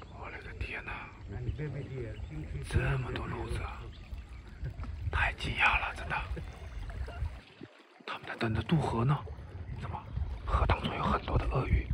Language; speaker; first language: Chinese; native; Chinese